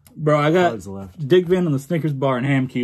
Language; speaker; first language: English; native; English